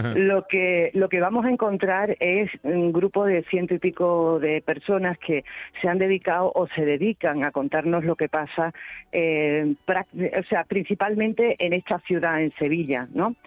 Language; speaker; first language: Spanish; native; Spanish